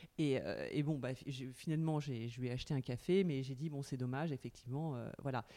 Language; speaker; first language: French; native; French